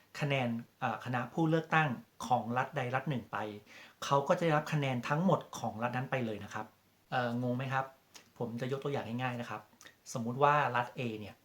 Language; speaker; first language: Thai; native; Thai